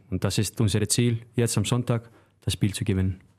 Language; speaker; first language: German; non-native, learner; Icelandic